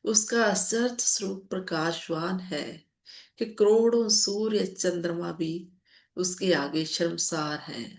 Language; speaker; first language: Hindi; non-native, local second language; Punjabi